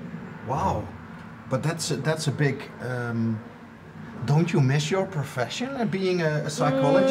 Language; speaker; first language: English; non-native, fluent; Dutch